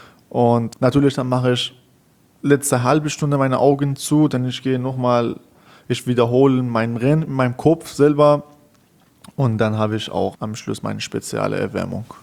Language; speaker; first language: German; non-native, learner; Persian